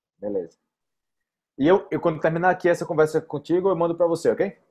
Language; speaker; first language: Portuguese; native; Portuguese